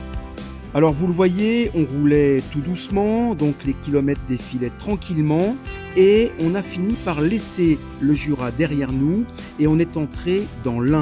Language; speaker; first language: French; native; French